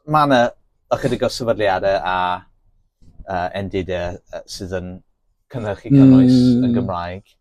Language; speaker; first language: Welsh; non-native, local second language; English